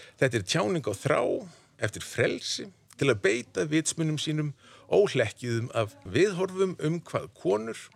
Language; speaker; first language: Icelandic; native; Icelandic